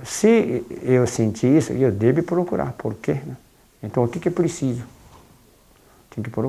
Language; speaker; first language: Portuguese; non-native, fluent; Japanese